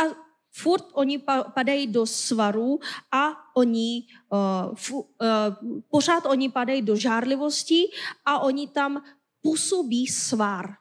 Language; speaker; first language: Czech; non-native, fluent; Korean